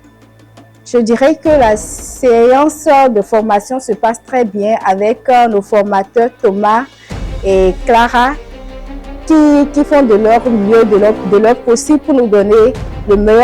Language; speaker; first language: French; non-native, local second language; Fon